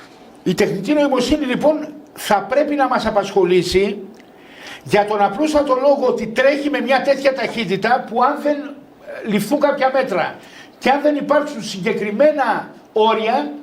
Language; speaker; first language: Greek; native; Greek